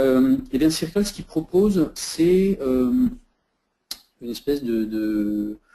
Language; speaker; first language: French; native; French